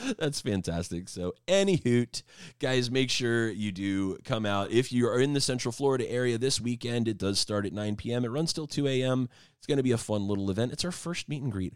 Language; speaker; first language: English; native; English